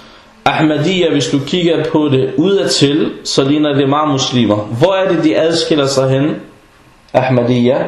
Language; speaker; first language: Danish; non-native, fluent; Arabic